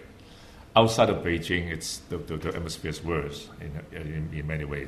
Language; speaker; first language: English; non-native, local second language; Cantonese